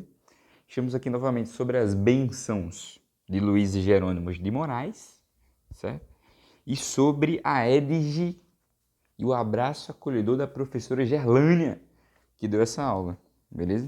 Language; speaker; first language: Portuguese; native; Portuguese